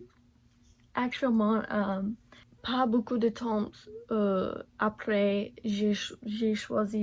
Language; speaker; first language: French; non-native, learner; English